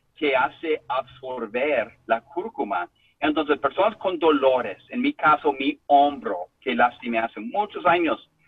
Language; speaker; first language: Spanish; non-native, fluent; English